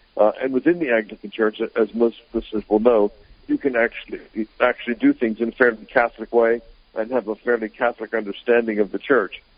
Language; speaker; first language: English; native; English